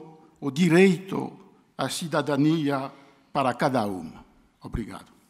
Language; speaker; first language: Portuguese; non-native, fluent; French